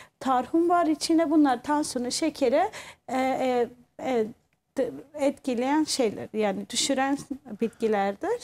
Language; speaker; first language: Turkish; non-native, fluent; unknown